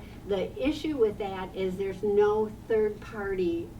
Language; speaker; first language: English; native; English